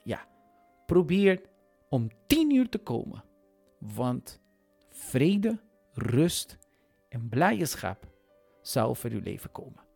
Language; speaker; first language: Dutch; non-native, fluent; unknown